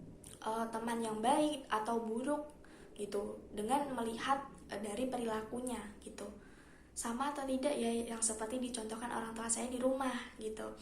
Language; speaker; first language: Indonesian; native; Indonesian